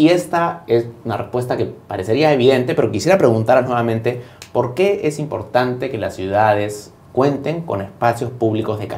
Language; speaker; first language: Spanish; native; Spanish